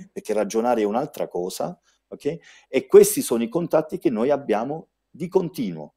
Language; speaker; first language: Italian; early bilingual, heritage; Italian